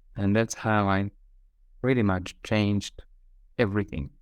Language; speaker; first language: English; non-native, fluent; Hungarian